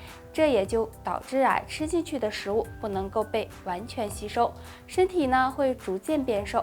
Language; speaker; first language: Chinese; native; Chinese